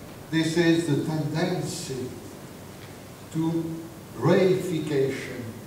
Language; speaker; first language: English; non-native, fluent; French